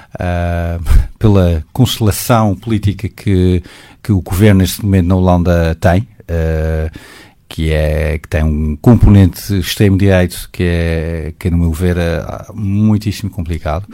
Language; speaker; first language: Portuguese; non-native, fluent; Dutch